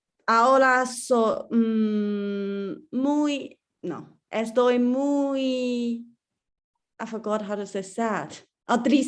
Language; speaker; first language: Spanish; non-native, learner; English